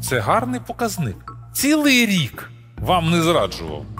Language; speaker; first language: Ukrainian; native; Ukrainian